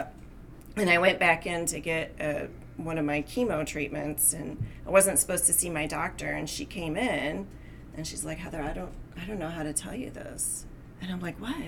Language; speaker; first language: English; native; English